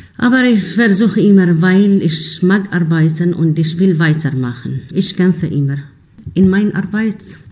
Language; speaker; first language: German; non-native, learner; Arabic